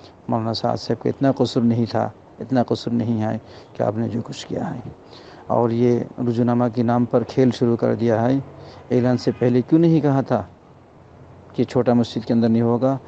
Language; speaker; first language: Hindi; non-native, local second language; Bangla